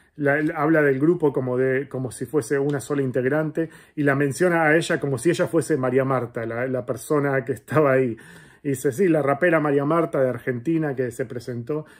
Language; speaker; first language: Spanish; native; Spanish